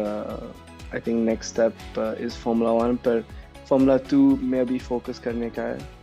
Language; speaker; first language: Hindi; non-native, local second language; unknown